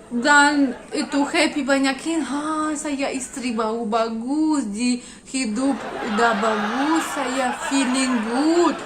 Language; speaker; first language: Indonesian; non-native, learner; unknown